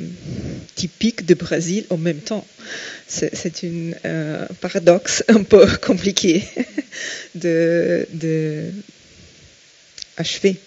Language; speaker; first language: French; non-native, fluent; Portuguese